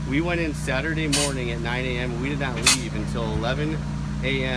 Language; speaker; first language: English; native; English